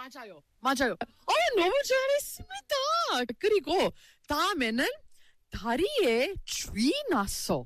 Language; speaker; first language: Korean; non-native, learner; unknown